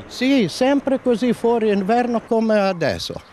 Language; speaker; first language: Italian; non-native, learner; Romanian